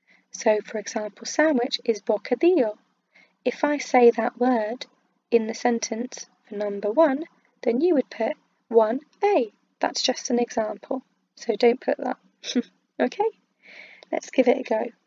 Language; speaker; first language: English; native; English